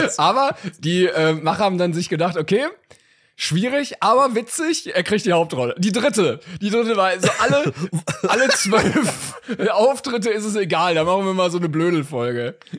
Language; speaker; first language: German; native; German